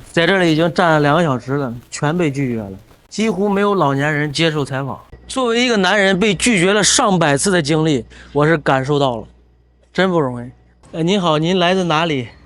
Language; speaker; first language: Chinese; native; Chinese